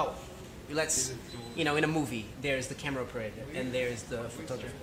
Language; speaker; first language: English; non-native, fluent; Portuguese